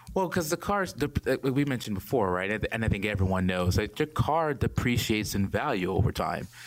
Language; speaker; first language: English; native; English